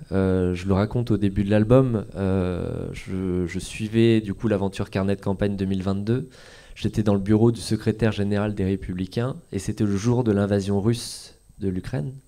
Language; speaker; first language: French; native; French